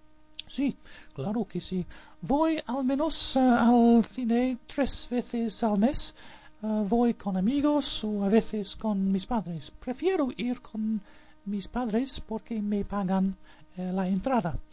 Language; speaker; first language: Spanish; non-native, learner; English